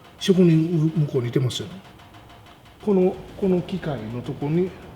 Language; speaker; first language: Japanese; native; Japanese